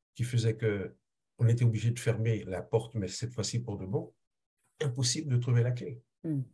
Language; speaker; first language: French; non-native, local second language; Haitian Creole